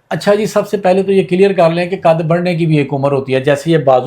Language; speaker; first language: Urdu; non-native, local second language; Punjabi